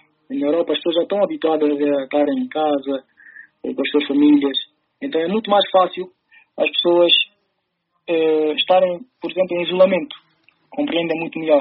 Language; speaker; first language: Portuguese; early bilingual, other home language; Upper Guinea Crioulo